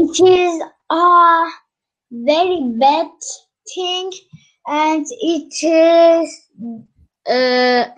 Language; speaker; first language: English; non-native, learner; Turkish